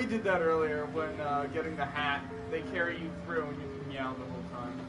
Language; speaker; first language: English; native; English